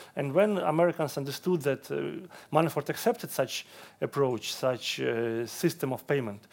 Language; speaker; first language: English; non-native, fluent; Russian